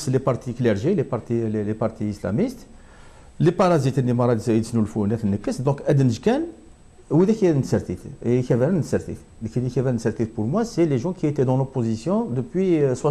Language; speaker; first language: French; non-native, local second language; Kabyle